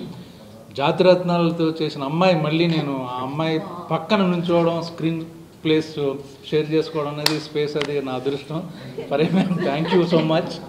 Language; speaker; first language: Telugu; native; Telugu